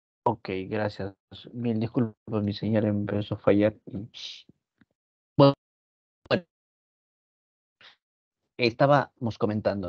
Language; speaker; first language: Spanish; native; Spanish